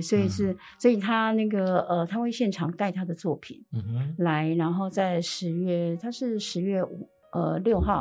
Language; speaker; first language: Chinese; native; Chinese